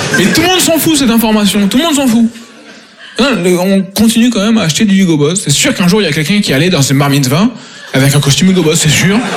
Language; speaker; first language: French; native; French